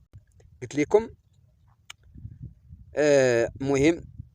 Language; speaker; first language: Arabic; native; Arabic